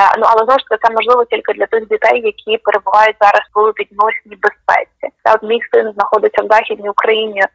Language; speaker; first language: Ukrainian; native; Ukrainian